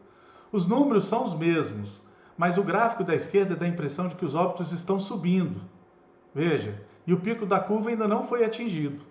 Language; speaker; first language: Portuguese; native; Portuguese